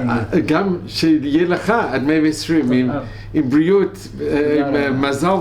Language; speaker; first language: Hebrew; non-native, fluent; English